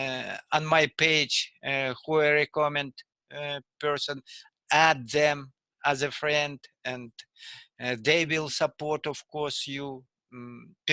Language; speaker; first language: English; non-native, learner; Russian